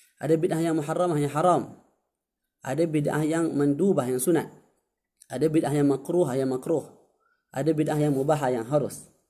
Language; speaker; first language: Malay; native; Malay